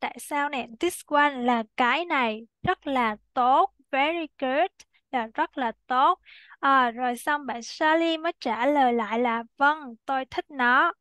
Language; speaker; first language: Vietnamese; native; Vietnamese